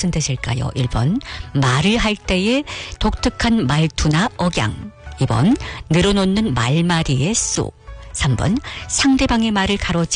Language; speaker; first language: Korean; early bilingual, heritage; Korean